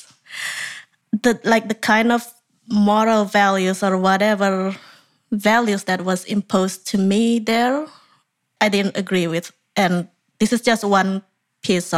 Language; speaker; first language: English; non-native, fluent; Indonesian